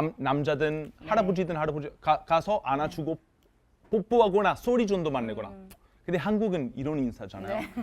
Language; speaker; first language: Korean; non-native, fluent; Italian